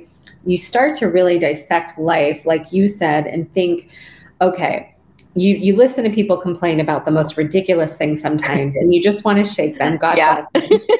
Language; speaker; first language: English; native; English